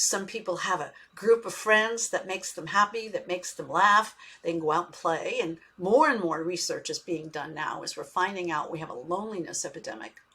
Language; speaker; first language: English; native; English